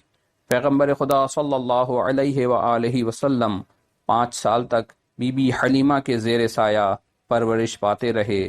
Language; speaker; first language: Urdu; native; Urdu